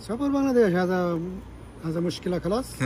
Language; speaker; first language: Arabic; non-native, learner; Bangla